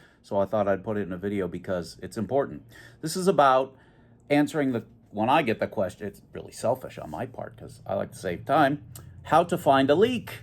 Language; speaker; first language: English; native; English